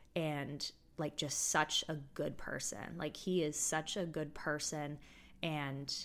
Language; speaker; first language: English; native; English